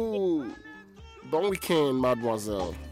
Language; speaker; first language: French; non-native, fluent; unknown